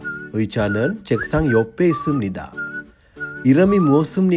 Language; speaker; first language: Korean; non-native, fluent; Sinhala